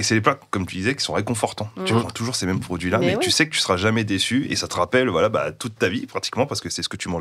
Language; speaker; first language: French; native; French